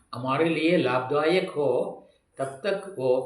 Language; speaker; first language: Hindi; non-native, local second language; Tamil